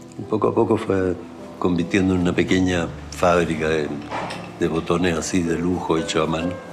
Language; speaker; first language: Spanish; early bilingual, other home language; German